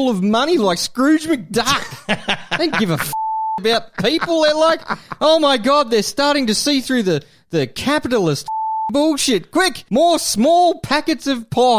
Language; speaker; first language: English; native; English